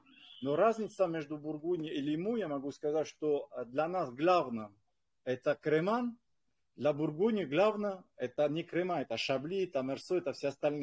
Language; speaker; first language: Russian; non-native, fluent; French